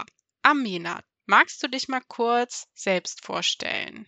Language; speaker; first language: German; native; German